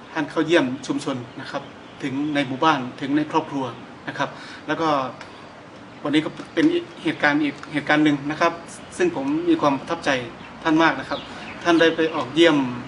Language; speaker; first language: Thai; native; Thai